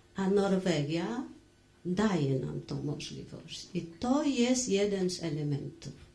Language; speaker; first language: Polish; non-native, fluent; Vietnamese